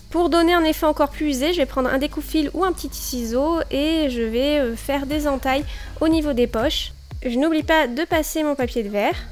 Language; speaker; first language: French; native; French